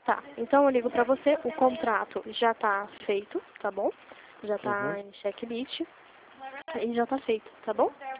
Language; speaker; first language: Portuguese; native; Portuguese